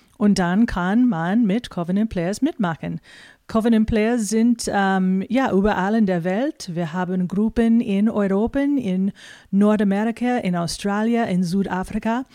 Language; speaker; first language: German; non-native, fluent; English